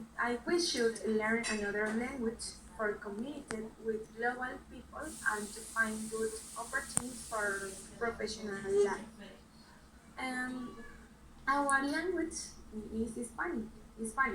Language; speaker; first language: English; non-native, learner; Spanish